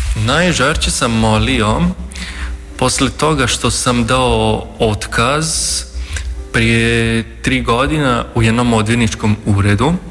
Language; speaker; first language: Bosnian; non-native, local second language; Hungarian